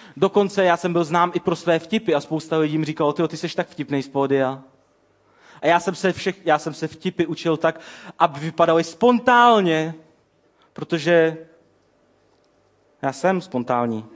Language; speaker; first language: Czech; native; Czech